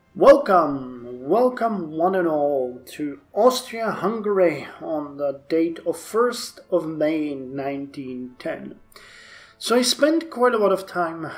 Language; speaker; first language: English; non-native, fluent; Czech